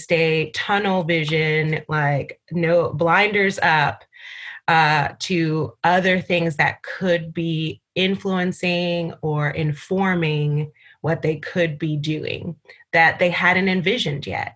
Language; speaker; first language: English; native; English